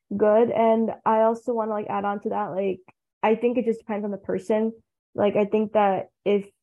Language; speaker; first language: English; early bilingual, other home language; Tamil